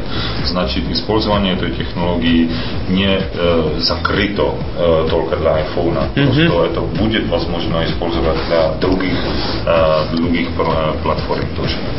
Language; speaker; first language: Russian; non-native, fluent; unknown